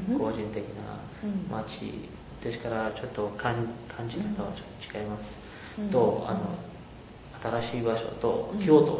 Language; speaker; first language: Japanese; non-native, learner; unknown